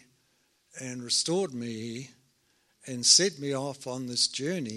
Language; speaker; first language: English; native; English